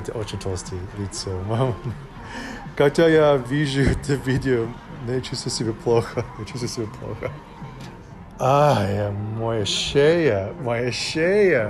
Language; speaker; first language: Russian; non-native, learner; English